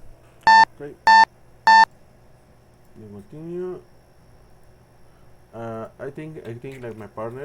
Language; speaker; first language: English; non-native, learner; Spanish